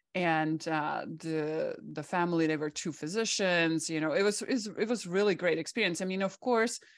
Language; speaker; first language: English; non-native, fluent; Czech